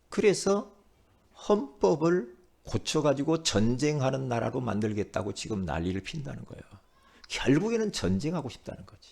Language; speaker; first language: Korean; native; Korean